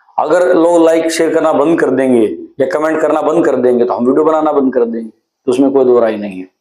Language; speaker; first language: Hindi; native; Hindi